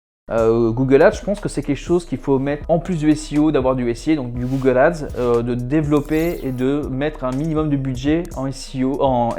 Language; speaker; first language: French; native; French